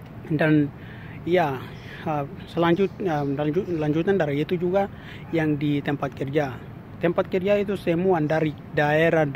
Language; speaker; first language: Indonesian; non-native, local second language; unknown